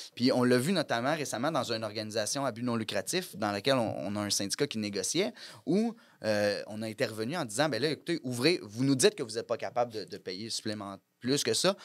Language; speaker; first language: French; native; French